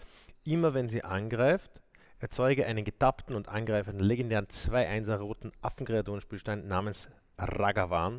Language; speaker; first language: German; native; German